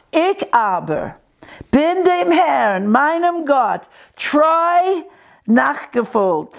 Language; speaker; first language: German; non-native, fluent; English